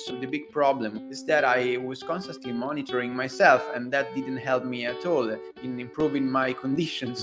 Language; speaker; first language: English; non-native, fluent; Italian